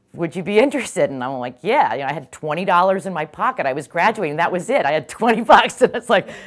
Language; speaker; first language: English; native; English